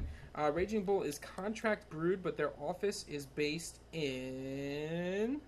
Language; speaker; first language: English; native; English